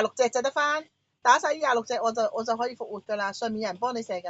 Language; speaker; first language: Chinese; native; Chinese